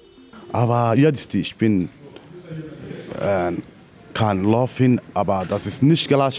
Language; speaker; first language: German; non-native, learner; Somali